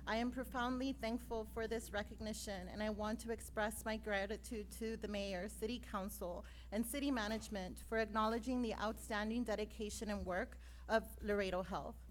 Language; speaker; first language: English; native; English